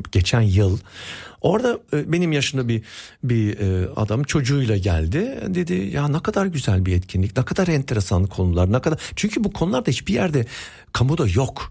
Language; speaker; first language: Turkish; early bilingual, heritage; Turkish